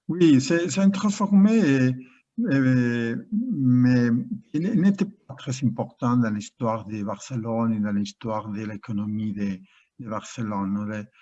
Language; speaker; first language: French; non-native, learner; Spanish